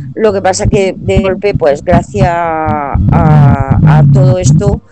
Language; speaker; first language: Spanish; non-native, fluent; French